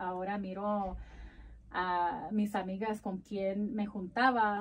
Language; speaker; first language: Spanish; early bilingual, heritage; Spanish